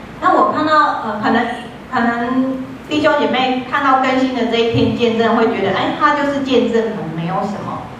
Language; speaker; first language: Chinese; native; Chinese